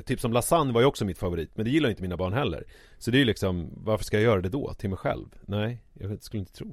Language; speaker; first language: Swedish; native; Swedish